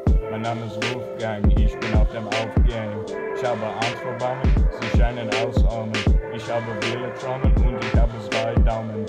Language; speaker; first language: German; non-native, learner; English